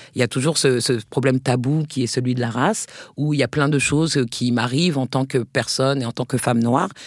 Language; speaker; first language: French; native; French